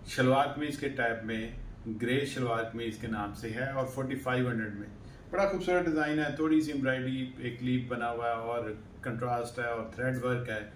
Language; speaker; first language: Urdu; non-native, local second language; Punjabi